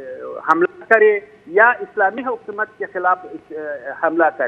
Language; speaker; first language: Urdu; non-native, fluent; Pashto